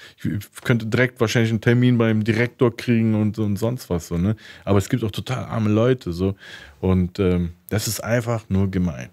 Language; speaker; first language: German; early bilingual, other home language; Turkish